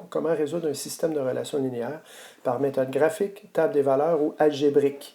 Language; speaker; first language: French; native; French